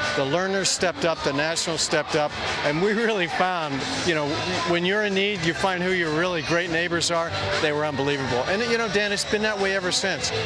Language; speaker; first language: English; native; English